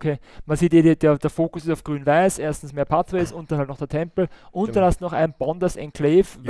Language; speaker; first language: German; native; German